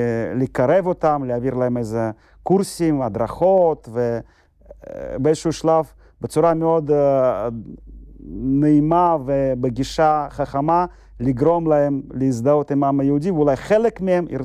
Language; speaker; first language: Hebrew; non-native, fluent; Russian